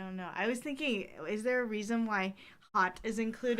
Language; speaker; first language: English; native; English